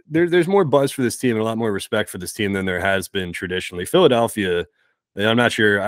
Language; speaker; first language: English; native; English